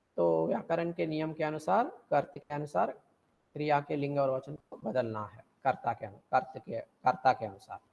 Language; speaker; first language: Hindi; non-native, local second language; Telugu